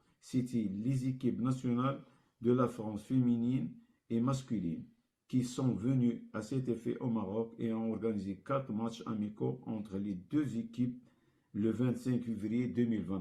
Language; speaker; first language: French; non-native, local second language; Arabic